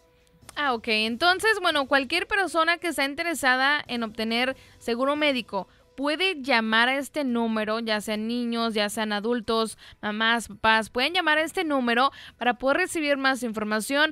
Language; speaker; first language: Spanish; native; Spanish